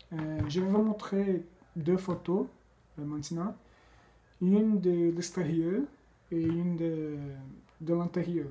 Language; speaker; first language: French; non-native, fluent; Portuguese